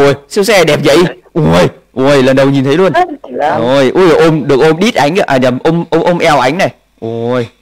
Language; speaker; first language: Vietnamese; native; Vietnamese